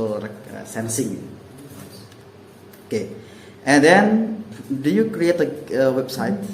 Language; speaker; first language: English; non-native, learner; Indonesian